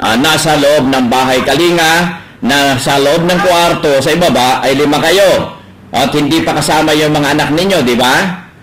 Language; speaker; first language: Filipino; native; Filipino